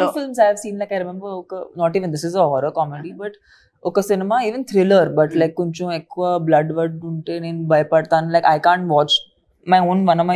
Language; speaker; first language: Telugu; non-native, fluent; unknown